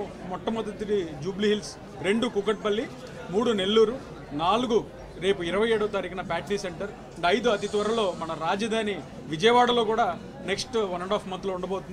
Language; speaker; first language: Telugu; native; Telugu